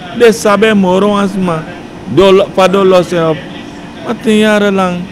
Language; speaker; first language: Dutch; native; Dutch